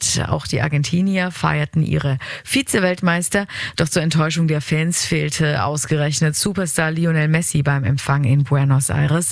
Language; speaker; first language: German; native; German